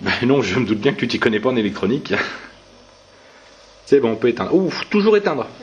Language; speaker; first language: French; native; French